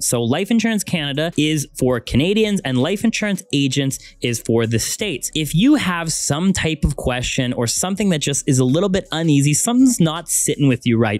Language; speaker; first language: English; native; English